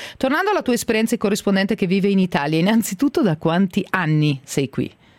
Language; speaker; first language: Italian; native; Italian